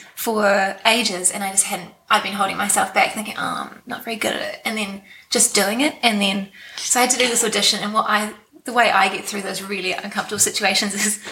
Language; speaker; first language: English; native; English